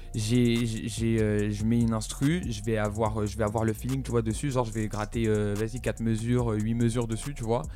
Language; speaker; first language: French; native; French